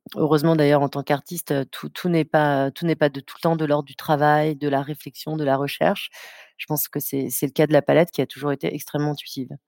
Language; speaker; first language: French; native; French